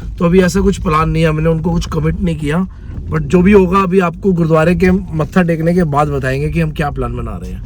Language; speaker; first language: Hindi; non-native, local second language; Punjabi